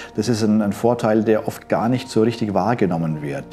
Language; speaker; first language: German; native; German